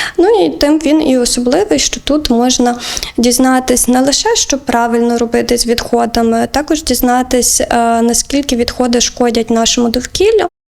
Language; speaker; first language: Ukrainian; native; Ukrainian